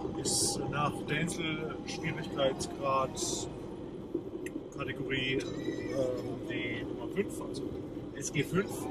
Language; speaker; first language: German; native; German